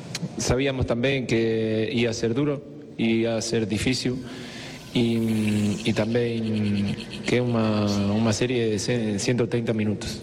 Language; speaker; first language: Portuguese; non-native, fluent; Spanish